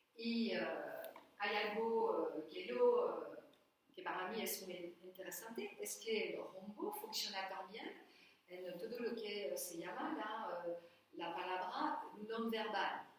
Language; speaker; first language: Spanish; non-native, learner; French